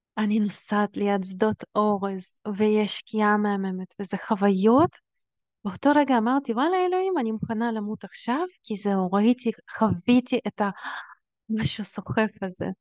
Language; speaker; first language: Hebrew; early bilingual, other home language; Russian